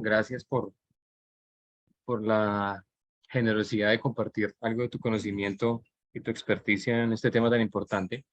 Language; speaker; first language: Spanish; native; Spanish